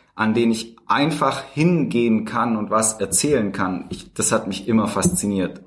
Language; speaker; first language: German; native; German